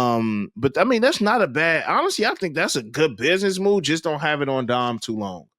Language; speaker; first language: English; native; English